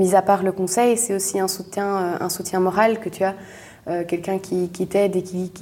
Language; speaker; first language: French; native; French